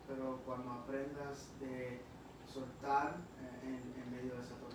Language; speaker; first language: Spanish; early bilingual, heritage; Spanish